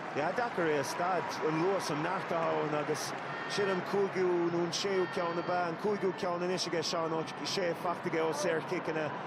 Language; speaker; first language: Irish; native; Irish